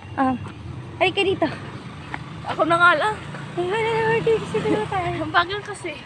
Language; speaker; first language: Filipino; native; Filipino